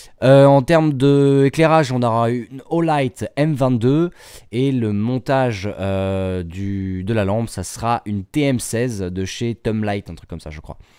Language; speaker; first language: French; native; French